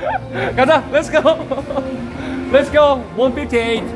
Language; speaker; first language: English; non-native, learner; Korean